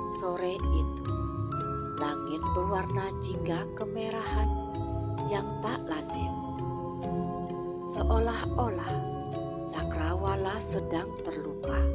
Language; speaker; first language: Indonesian; native; Indonesian